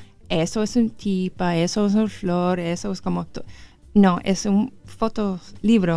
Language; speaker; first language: Spanish; non-native, learner; English